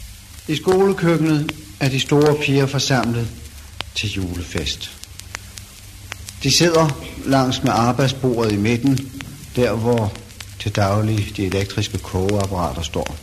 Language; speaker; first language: Danish; native; Danish